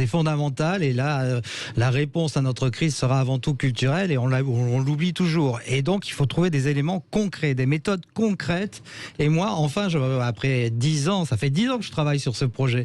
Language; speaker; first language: French; native; French